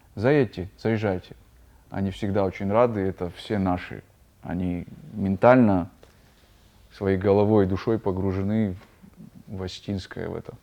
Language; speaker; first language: Russian; native; Russian